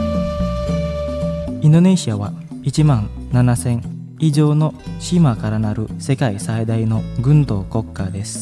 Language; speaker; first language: Japanese; non-native, fluent; Indonesian